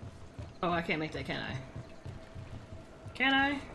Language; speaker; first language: English; native; English